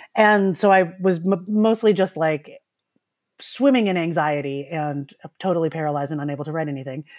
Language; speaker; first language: English; early bilingual, other home language; Filipino